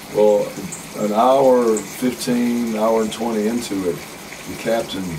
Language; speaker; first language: English; native; English